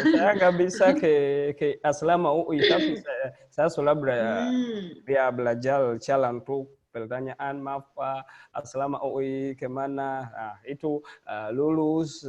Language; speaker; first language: Indonesian; non-native, learner; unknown